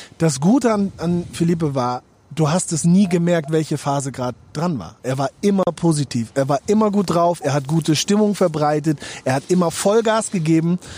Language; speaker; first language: German; native; German